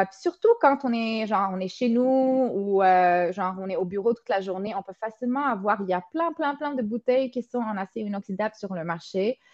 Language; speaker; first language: French; non-native, local second language; Arabic